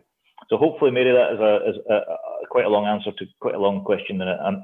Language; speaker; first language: English; native; English